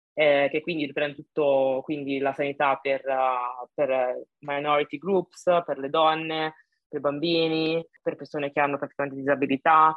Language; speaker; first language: Italian; early bilingual, other home language; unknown